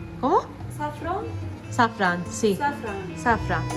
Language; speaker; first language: Spanish; non-native, fluent; Turkish